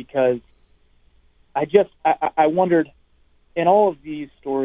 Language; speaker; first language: English; native; English